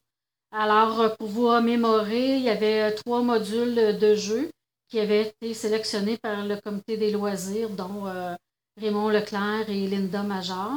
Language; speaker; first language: French; native; French